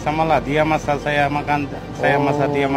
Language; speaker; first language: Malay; non-native, learner; Bangla